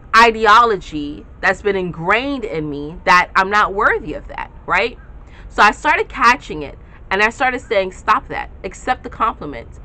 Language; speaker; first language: English; native; English